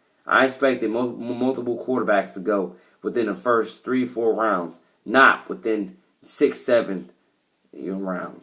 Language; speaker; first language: English; native; English